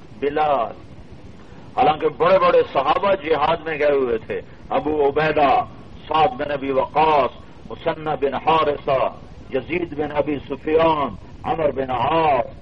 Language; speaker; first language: Urdu; non-native, local second language; Punjabi